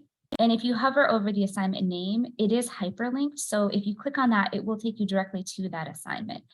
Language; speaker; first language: English; native; English